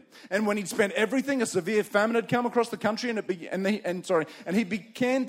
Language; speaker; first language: English; native; English